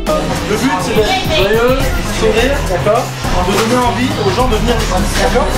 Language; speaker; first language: French; native; French